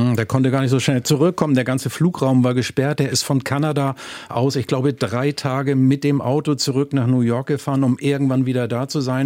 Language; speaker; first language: German; native; German